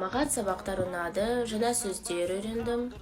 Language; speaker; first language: Kazakh; non-native, learner; Russian